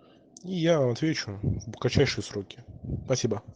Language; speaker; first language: Russian; native; Russian